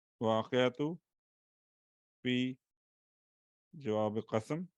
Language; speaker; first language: Arabic; non-native, fluent; Urdu